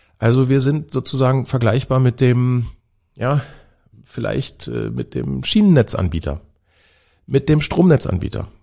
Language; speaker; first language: German; native; German